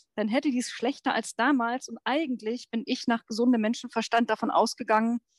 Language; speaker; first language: German; native; German